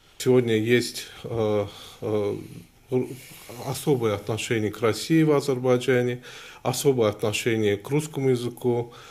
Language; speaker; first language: Russian; non-native, local second language; Azerbaijani